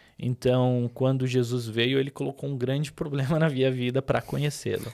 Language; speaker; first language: Portuguese; early bilingual, other home language; Arabic